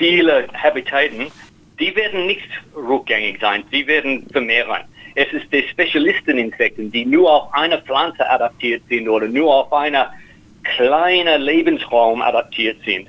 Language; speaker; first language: German; non-native, learner; English